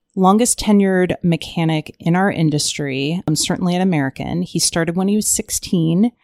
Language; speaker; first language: English; native; English